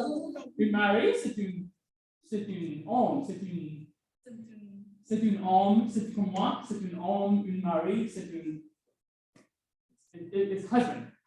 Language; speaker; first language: French; non-native, fluent; English